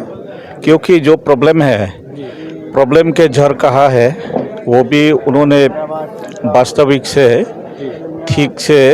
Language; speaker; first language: Hindi; non-native, local second language; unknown